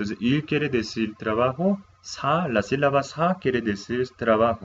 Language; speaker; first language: Spanish; non-native, fluent; Korean